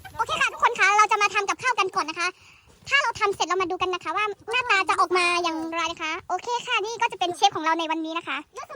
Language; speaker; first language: Thai; non-native, local second language; Karen languages